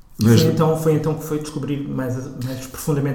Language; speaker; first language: Portuguese; native; Portuguese